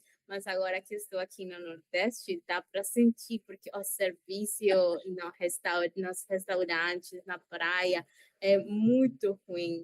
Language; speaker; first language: Portuguese; non-native, learner; Spanish